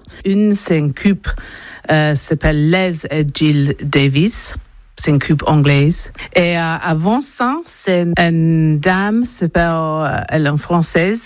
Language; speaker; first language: French; non-native, learner; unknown